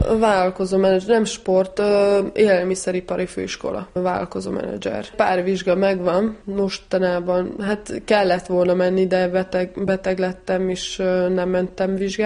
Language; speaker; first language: Hungarian; non-native, fluent; Serbian